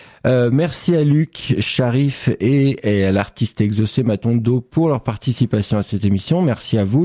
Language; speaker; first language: French; native; French